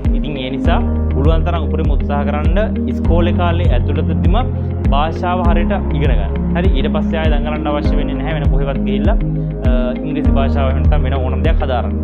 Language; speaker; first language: Sinhala; native; Sinhala